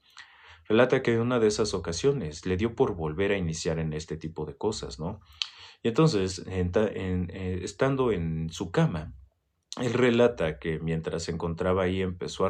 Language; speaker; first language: Spanish; native; Spanish